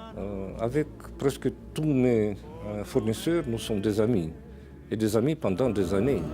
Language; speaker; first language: French; non-native, fluent; Russian